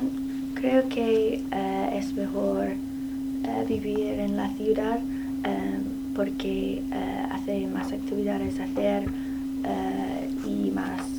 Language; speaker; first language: Spanish; non-native, learner; English